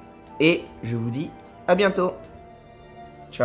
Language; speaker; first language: French; native; French